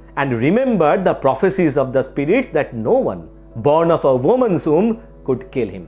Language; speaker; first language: English; non-native, local second language; Bangla